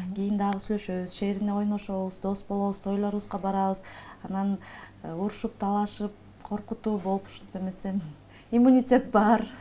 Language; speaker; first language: Kyrgyz; non-native, local second language; Russian